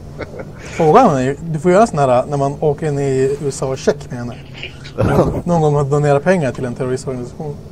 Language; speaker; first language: Swedish; native; Swedish